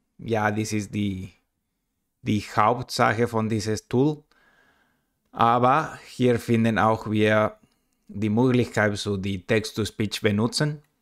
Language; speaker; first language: German; non-native, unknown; Spanish